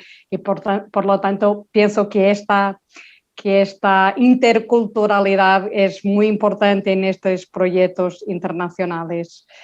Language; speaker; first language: Spanish; non-native, local second language; Portuguese